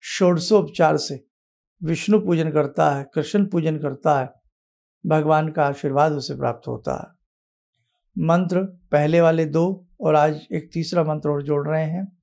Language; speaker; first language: Hindi; native; Hindi